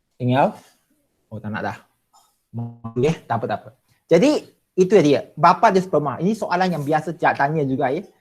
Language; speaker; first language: Malay; non-native, local second language; Chinese